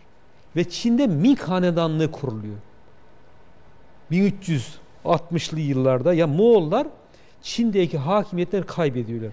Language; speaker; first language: Turkish; native; Turkish